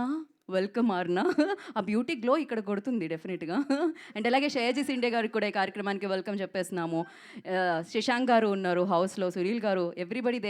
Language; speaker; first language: Telugu; native; Telugu